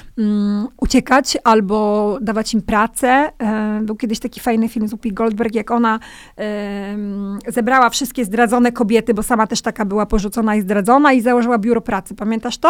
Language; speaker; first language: Polish; native; Polish